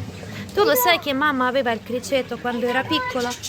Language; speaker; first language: Italian; non-native, fluent; Russian